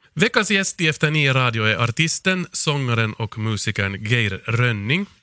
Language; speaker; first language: Swedish; native; Swedish